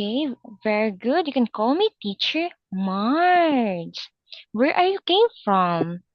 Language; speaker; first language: English; non-native, local second language; Filipino